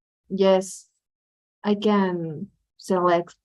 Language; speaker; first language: English; non-native, learner; Spanish